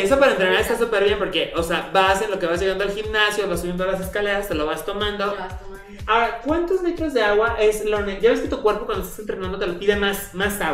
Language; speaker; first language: Spanish; native; Spanish